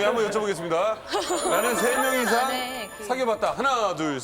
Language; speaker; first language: Korean; native; Korean